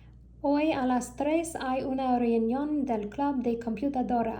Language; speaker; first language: Spanish; non-native, learner; English